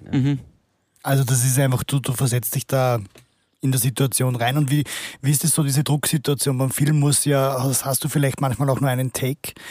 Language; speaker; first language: German; native; German